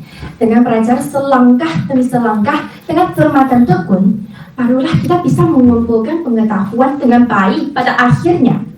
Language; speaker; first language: Indonesian; non-native, fluent; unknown